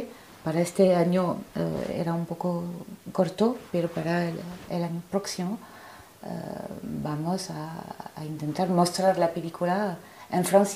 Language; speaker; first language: Spanish; non-native, fluent; French